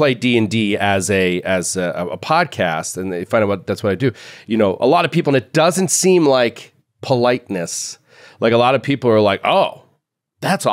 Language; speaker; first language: English; native; English